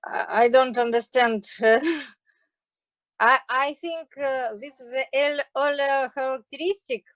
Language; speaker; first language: English; non-native, learner; Russian